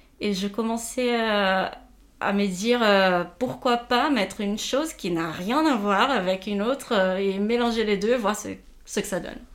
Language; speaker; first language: French; non-native, fluent; Portuguese